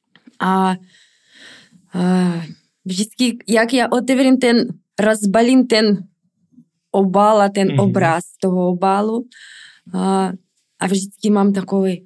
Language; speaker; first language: Czech; non-native, fluent; Russian